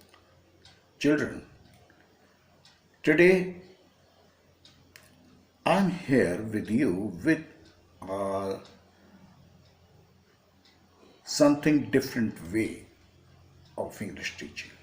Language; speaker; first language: English; non-native, local second language; Hindi